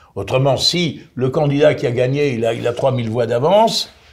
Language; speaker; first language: French; native; French